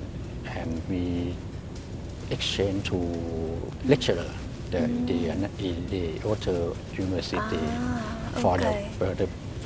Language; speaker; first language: English; non-native, learner; Thai